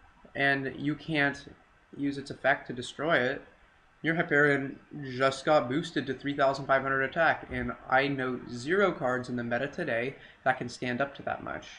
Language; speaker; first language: English; native; English